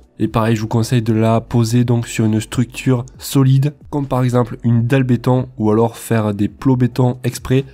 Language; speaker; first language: French; native; French